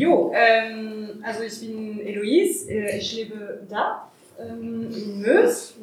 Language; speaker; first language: German; non-native, learner; French